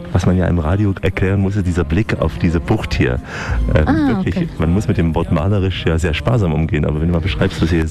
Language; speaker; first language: German; native; German